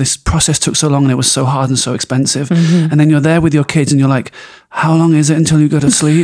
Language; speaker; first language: English; native; English